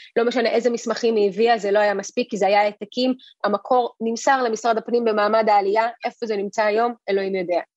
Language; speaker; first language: Hebrew; early bilingual, other home language; Russian